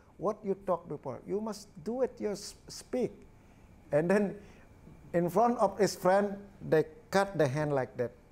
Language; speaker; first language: English; non-native, learner; Balinese